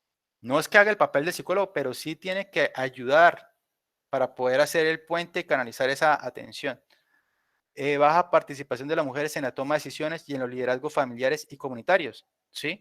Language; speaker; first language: Spanish; native; Spanish